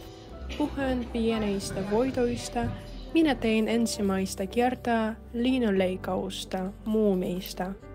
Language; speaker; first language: Finnish; non-native, learner; Russian